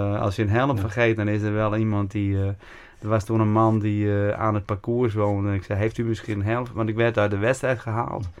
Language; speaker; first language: Dutch; non-native, local second language; Western Frisian